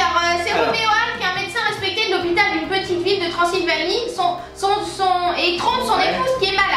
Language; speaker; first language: French; native; French